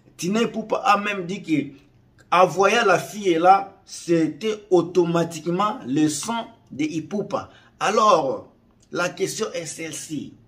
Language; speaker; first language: French; non-native, local second language; Lingala